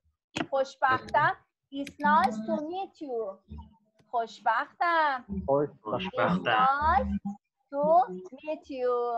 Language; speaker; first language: English; non-native, learner; Persian